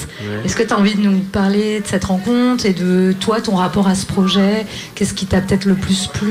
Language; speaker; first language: French; native; French